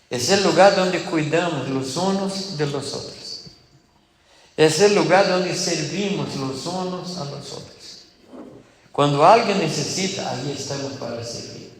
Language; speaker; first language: Spanish; non-native, fluent; Portuguese